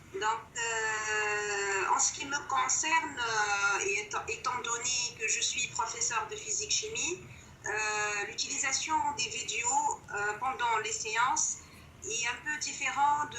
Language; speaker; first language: French; non-native, local second language; Arabic